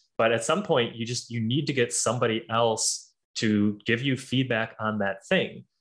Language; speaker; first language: English; native; English